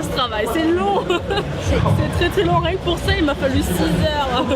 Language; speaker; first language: French; native; French